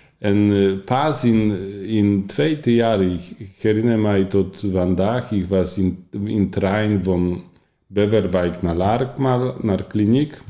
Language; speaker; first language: German; non-native, learner; Polish